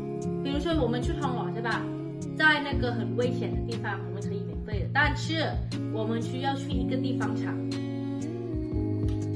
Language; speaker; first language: Chinese; non-native, fluent; Thai